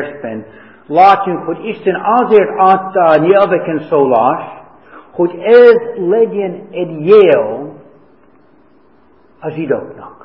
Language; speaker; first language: Hungarian; non-native, fluent; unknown